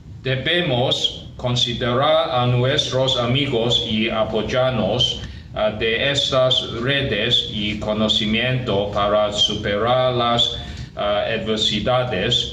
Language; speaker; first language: Spanish; non-native, learner; Chinese